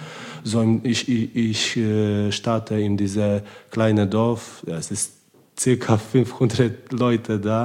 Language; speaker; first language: German; non-native, learner; Polish